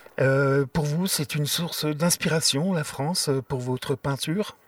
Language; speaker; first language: French; native; French